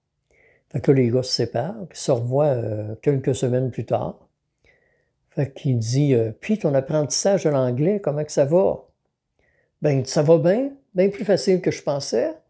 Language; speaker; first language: French; native; French